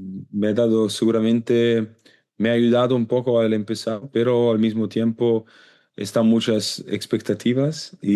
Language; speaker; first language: Spanish; non-native, learner; Italian